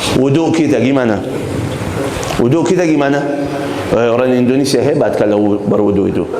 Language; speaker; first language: Malay; non-native, fluent; Arabic